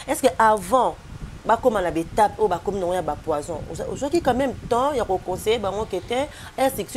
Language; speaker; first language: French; non-native, local second language; Lingala